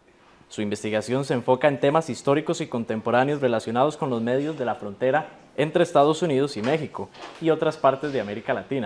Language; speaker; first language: Spanish; native; Spanish